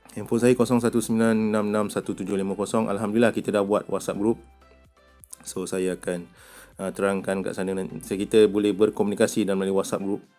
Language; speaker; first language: Malay; native; Malay